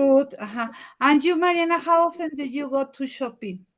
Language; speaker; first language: English; non-native, learner; Spanish